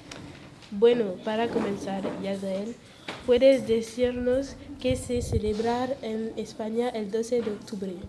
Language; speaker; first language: Spanish; non-native, learner; French